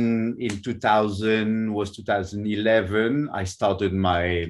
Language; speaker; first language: English; non-native, fluent; French